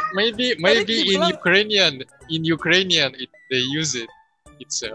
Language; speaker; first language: English; non-native, fluent; Russian